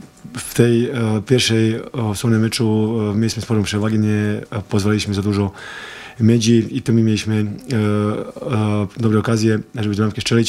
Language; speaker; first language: Polish; non-native, fluent; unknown